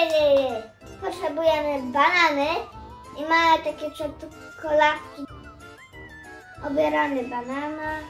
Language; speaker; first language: Polish; early bilingual, heritage; Polish